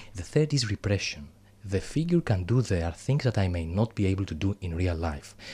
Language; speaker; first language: English; non-native, fluent; Greek